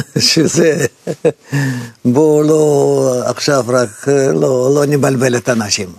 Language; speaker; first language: Hebrew; non-native, fluent; Russian